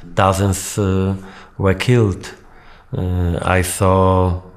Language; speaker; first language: English; non-native, fluent; Polish